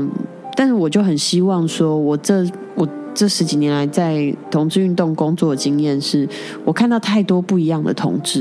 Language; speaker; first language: Chinese; native; Chinese